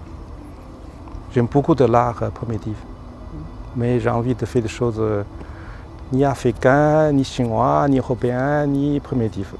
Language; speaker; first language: French; non-native, learner; Chinese